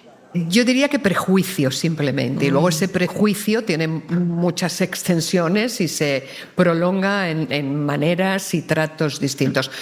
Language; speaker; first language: Spanish; native; Spanish